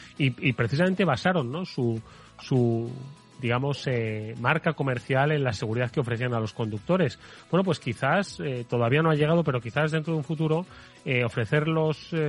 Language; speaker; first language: Spanish; native; Spanish